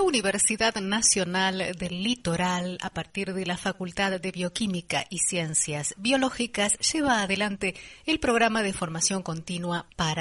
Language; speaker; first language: Spanish; native; Spanish